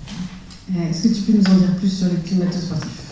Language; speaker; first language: French; native; French